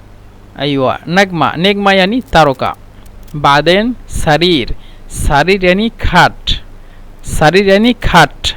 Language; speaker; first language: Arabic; non-native, fluent; Bangla